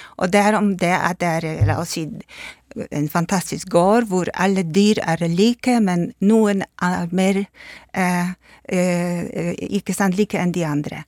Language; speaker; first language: Norwegian; non-native, fluent; Polish